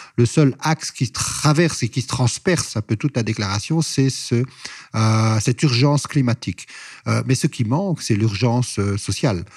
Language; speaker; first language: French; native; French